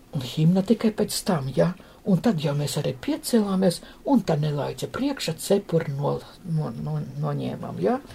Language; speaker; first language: Latvian; non-native, local second language; Russian